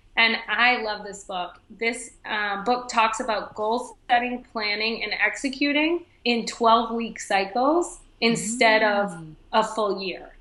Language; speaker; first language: English; native; English